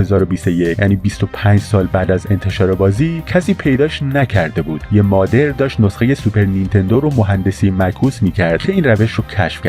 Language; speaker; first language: Persian; native; Persian